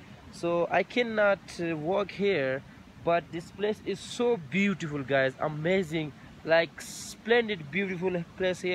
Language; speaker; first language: English; non-native, local second language; Urdu